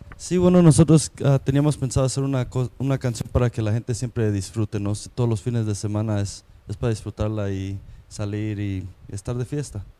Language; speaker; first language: Spanish; native; Spanish